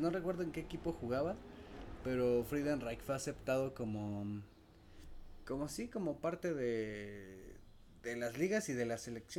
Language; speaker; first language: Spanish; native; Spanish